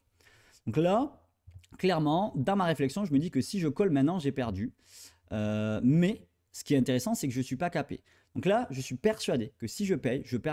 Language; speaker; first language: French; native; French